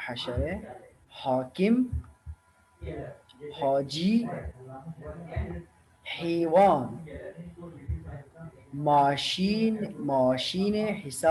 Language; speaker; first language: Persian; non-native, learner; Urdu